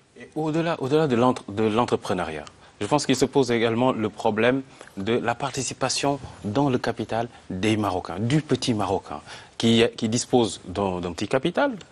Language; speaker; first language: French; non-native, local second language; Arabic